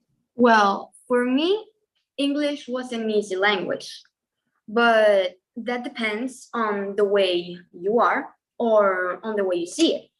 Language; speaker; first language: English; non-native, fluent; Spanish